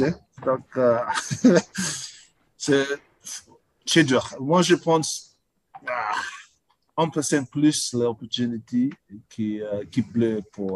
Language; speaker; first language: French; non-native, learner; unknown